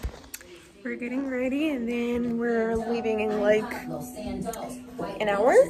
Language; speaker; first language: English; non-native, fluent; Italian